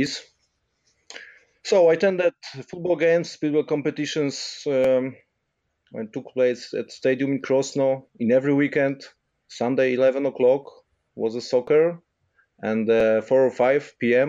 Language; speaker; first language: English; non-native, fluent; Polish